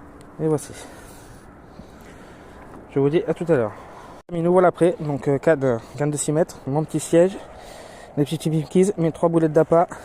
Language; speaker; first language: French; native; French